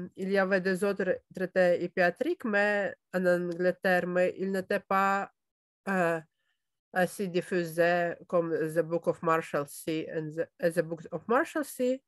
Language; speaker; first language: French; non-native, fluent; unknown